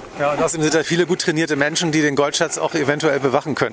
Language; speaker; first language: German; native; German